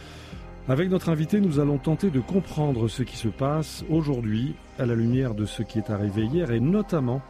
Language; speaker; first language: French; native; French